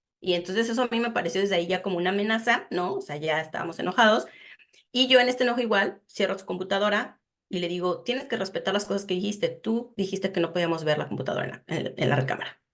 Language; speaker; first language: Spanish; native; Spanish